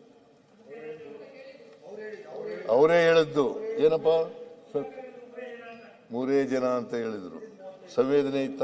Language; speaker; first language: Kannada; native; Kannada